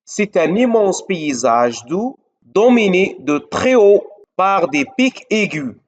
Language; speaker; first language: French; non-native, local second language; Arabic